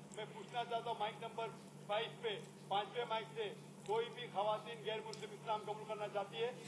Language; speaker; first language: Hindi; non-native, local second language; Konkani